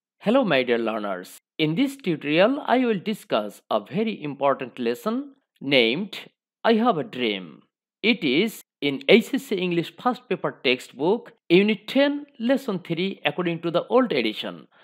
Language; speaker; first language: English; non-native, local second language; Bangla